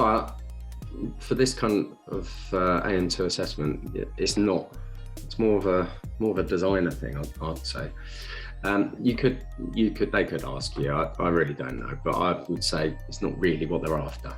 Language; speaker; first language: English; native; English